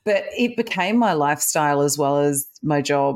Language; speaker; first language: English; native; English